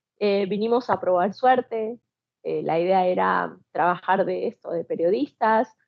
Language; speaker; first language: Spanish; native; Spanish